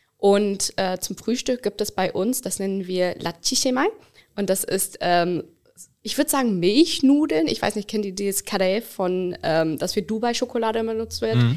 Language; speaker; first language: German; early bilingual, other home language; Bangla